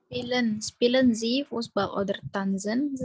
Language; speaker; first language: German; non-native, learner; Indonesian